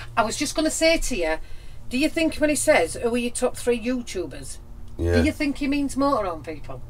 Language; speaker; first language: English; native; English